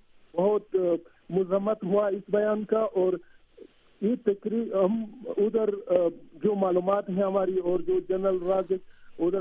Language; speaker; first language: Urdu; non-native, learner; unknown